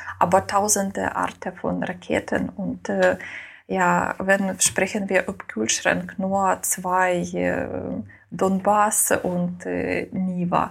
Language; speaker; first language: German; non-native, learner; Ukrainian